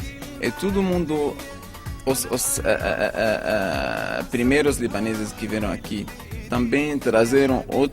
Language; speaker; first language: Portuguese; non-native, fluent; Arabic